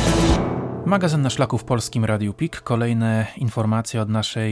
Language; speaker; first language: Polish; native; Polish